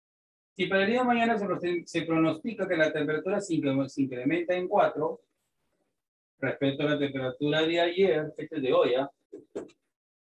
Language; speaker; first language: Spanish; native; Spanish